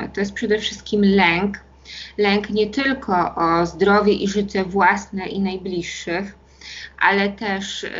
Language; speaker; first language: Polish; native; Polish